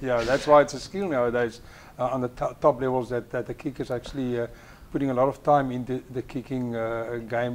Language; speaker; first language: English; non-native, local second language; Afrikaans